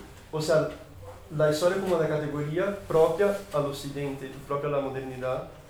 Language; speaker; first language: Spanish; non-native, fluent; Portuguese